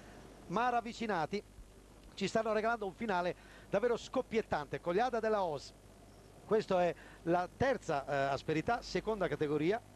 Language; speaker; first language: Italian; native; Italian